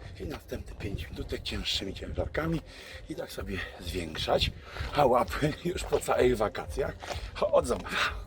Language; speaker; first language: Polish; native; Polish